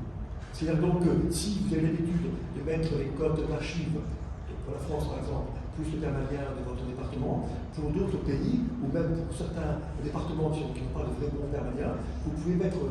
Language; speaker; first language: French; native; French